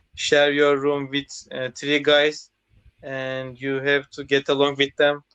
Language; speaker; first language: English; non-native, learner; Turkish